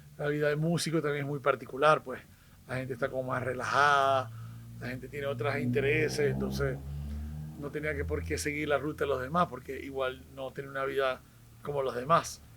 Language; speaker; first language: Spanish; native; Spanish